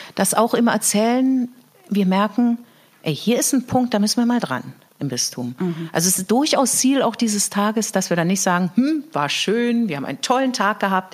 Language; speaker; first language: German; native; German